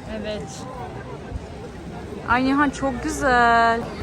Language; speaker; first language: Turkish; non-native, fluent; Albanian